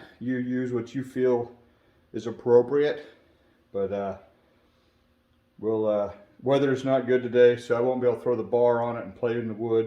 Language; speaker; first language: English; native; English